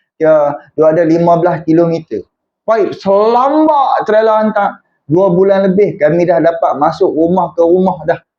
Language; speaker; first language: Malay; native; Malay